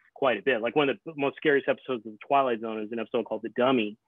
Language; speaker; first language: English; native; English